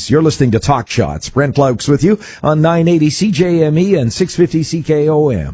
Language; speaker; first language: English; native; English